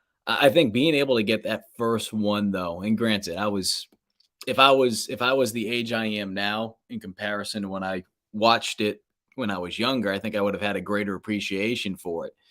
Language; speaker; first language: English; native; English